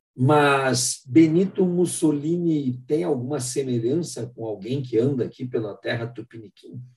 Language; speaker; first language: Portuguese; native; Portuguese